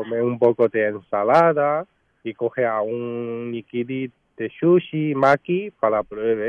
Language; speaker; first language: Spanish; non-native, learner; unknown